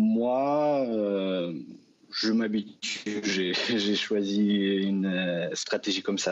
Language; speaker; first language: French; non-native, fluent; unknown